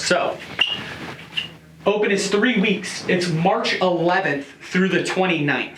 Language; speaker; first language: English; native; English